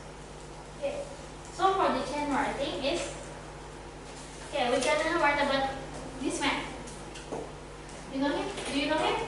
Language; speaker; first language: English; non-native, fluent; Indonesian